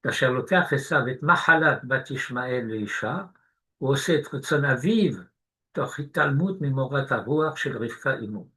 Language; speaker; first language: Hebrew; non-native, fluent; French